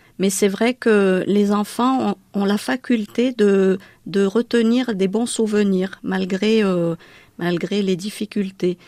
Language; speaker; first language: French; non-native, local second language; Malagasy